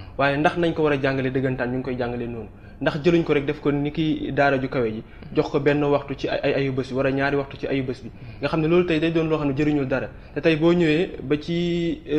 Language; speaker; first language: Wolof; non-native, local second language; Bambara